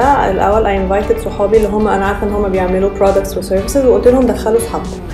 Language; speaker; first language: Arabic; native; Arabic